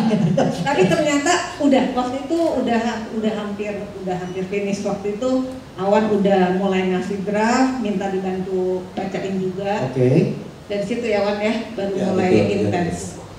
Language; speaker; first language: Indonesian; native; Indonesian